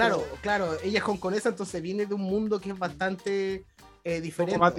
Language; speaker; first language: Spanish; native; Spanish